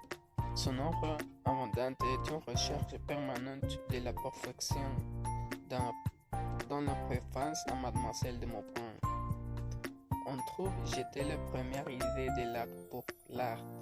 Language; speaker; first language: French; non-native, learner; Spanish